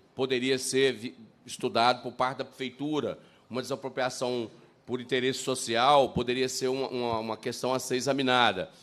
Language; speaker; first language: Portuguese; native; Portuguese